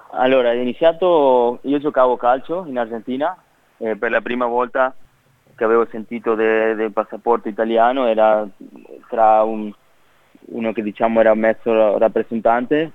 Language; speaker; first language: Italian; non-native, fluent; Spanish